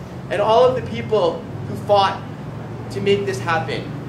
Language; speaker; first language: English; native; English